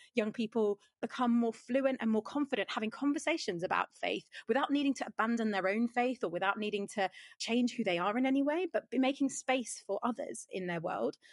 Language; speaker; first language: English; native; English